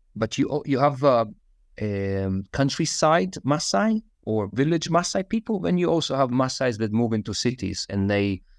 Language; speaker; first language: English; non-native, fluent; Russian